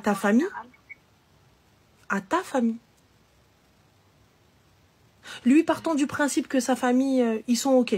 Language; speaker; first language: French; native; French